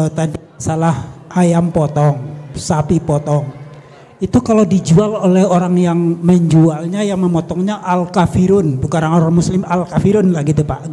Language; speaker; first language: Indonesian; native; Indonesian